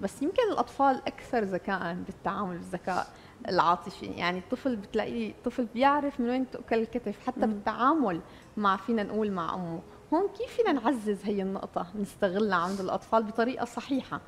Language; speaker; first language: Arabic; native; Arabic